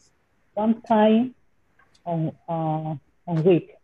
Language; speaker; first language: English; non-native, learner; Spanish